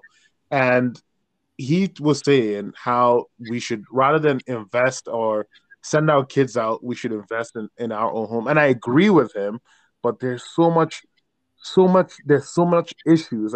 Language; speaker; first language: English; non-native, local second language; Yoruba